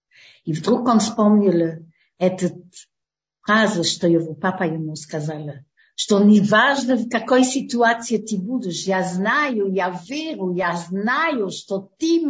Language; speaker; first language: Russian; early bilingual, heritage; Hebrew